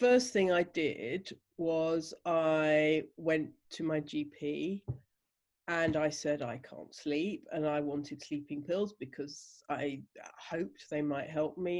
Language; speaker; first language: English; native; English